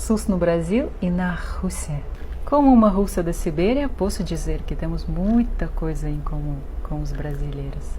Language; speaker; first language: Portuguese; non-native, fluent; Russian